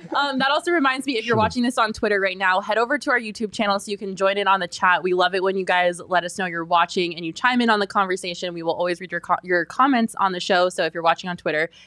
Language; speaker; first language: English; native; English